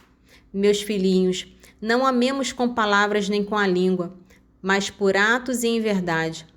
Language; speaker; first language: Portuguese; native; Portuguese